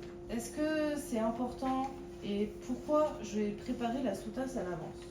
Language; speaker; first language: French; native; French